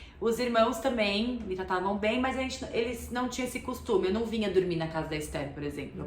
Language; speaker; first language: Portuguese; native; Portuguese